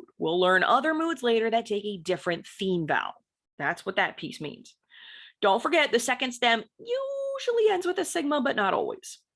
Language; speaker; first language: English; native; English